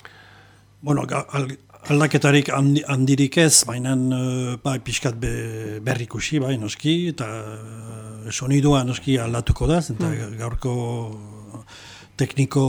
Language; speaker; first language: Basque; non-native, local second language; French